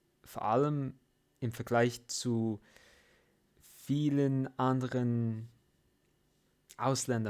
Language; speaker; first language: German; non-native, fluent; English